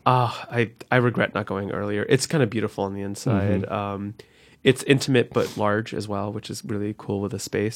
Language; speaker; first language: English; native; English